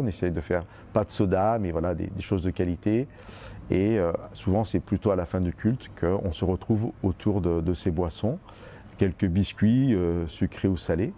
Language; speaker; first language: French; native; French